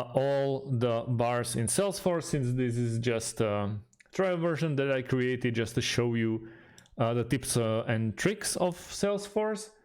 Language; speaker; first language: English; non-native, fluent; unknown